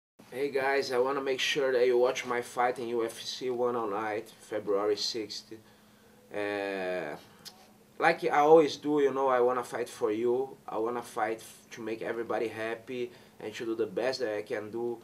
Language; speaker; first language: English; non-native, fluent; Portuguese